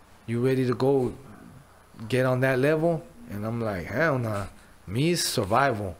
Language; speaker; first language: English; early bilingual, other home language; Spanish